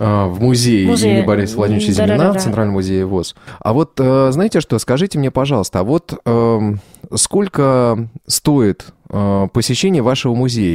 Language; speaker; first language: Russian; non-native, learner; Czech